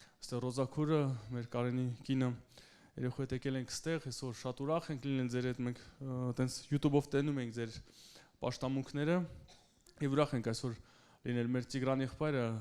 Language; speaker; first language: Armenian; early bilingual, heritage; Russian